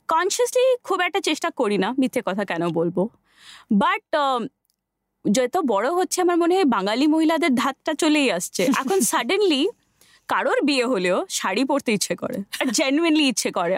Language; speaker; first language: Bangla; early bilingual, heritage; Bangla